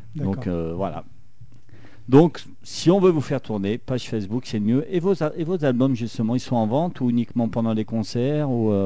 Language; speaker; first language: French; native; French